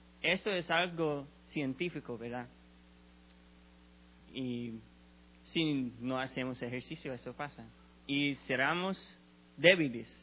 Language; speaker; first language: Spanish; non-native, learner; English